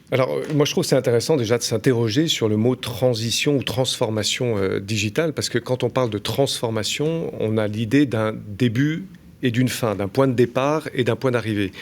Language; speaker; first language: French; native; French